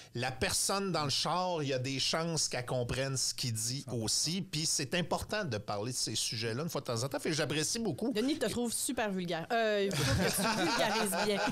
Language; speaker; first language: French; native; French